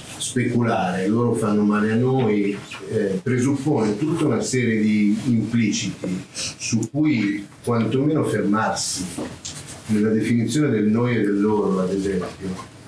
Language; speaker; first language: Italian; native; Italian